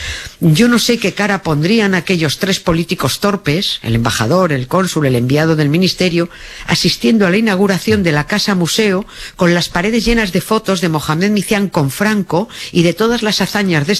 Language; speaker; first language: Spanish; native; Spanish